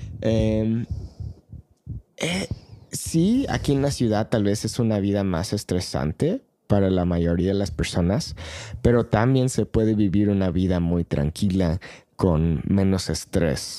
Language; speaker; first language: Spanish; non-native, fluent; English